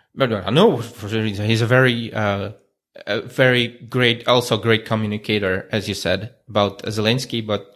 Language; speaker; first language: English; non-native, fluent; Russian